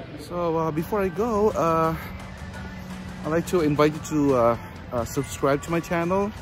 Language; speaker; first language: English; non-native, fluent; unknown